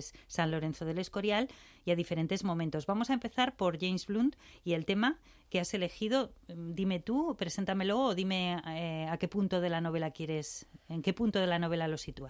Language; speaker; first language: Spanish; native; Spanish